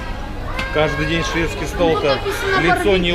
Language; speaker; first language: Russian; native; Russian